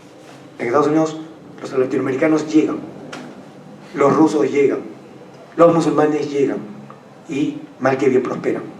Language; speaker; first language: Spanish; native; Spanish